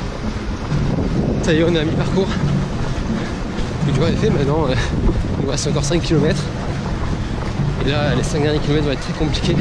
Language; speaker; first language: French; native; French